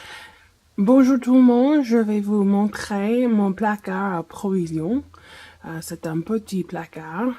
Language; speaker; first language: French; non-native, fluent; English